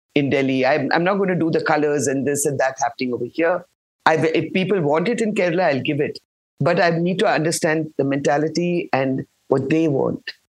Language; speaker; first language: English; non-native, local second language; Malayalam